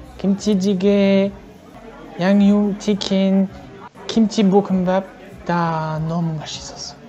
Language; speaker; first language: Korean; non-native, learner; French